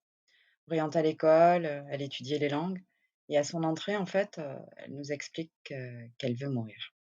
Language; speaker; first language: French; native; French